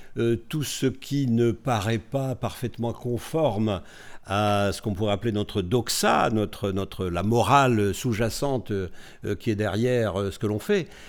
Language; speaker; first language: French; native; French